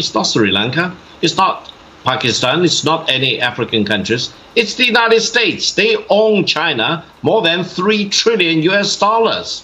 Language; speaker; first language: English; non-native, fluent; Chinese